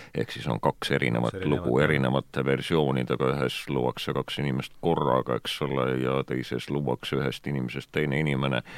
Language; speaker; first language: Estonian; native; Estonian